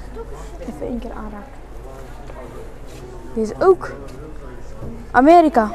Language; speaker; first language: Dutch; early bilingual, other home language; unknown